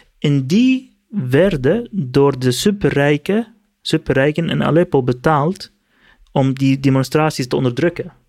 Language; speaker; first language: Dutch; non-native, fluent; Kurdish